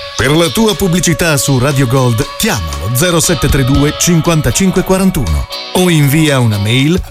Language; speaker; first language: Italian; native; Italian